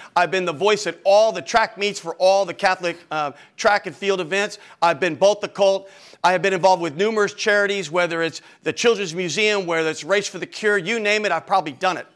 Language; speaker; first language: English; native; English